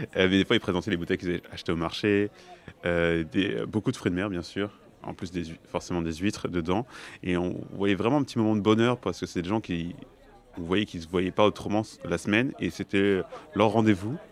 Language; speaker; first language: French; native; French